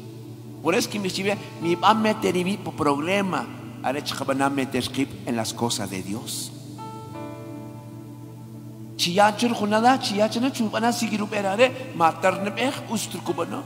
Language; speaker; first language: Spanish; non-native, local second language; Kʼicheʼ